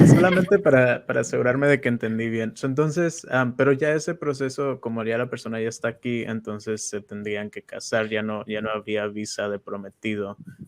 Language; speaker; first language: Spanish; native; Spanish